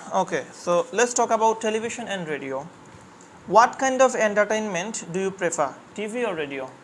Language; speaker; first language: English; non-native, fluent; Bangla